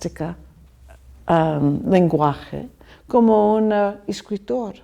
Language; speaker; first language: Spanish; non-native, learner; English